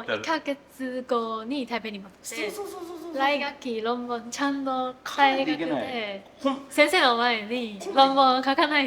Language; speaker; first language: Japanese; non-native, fluent; Chinese